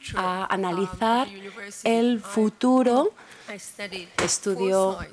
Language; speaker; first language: Spanish; non-native, fluent; Polish